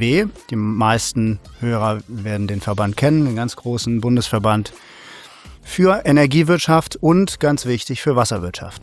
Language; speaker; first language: German; native; German